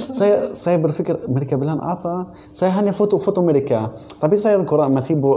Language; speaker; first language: Indonesian; non-native, learner; Arabic